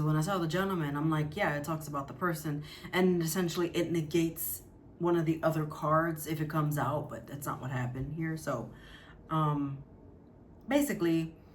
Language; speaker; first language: English; native; English